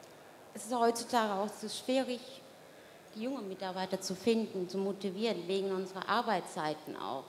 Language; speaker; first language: German; non-native, fluent; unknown